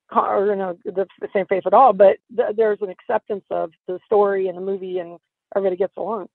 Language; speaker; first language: English; native; English